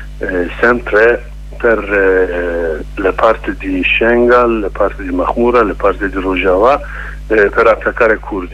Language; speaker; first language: Italian; non-native, learner; Kurdish